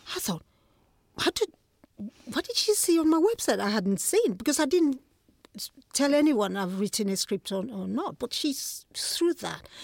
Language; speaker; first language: English; non-native, local second language; Igbo